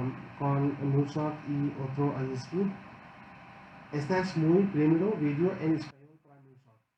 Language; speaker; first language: Spanish; non-native, learner; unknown